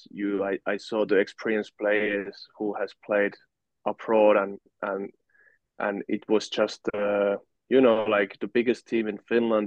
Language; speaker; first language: English; non-native, fluent; Finnish